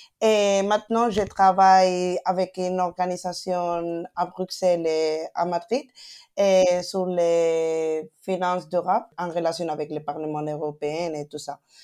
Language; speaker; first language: French; non-native, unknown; Spanish